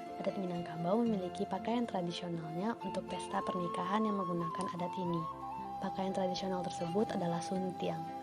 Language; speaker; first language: Indonesian; non-native, local second language; Minangkabau